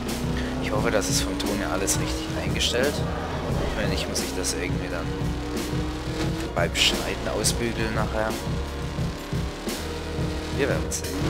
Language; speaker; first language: German; native; German